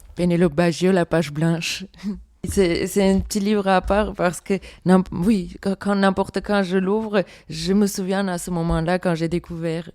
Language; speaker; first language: French; non-native, fluent; Armenian